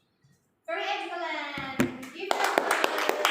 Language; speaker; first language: English; non-native, learner; Indonesian